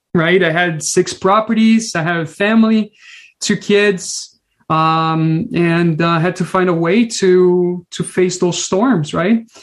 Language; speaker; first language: English; non-native, fluent; Portuguese